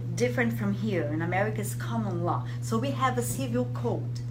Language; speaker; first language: English; non-native, fluent; Portuguese